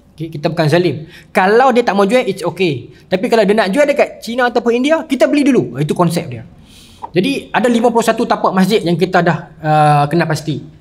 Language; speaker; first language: Malay; native; Malay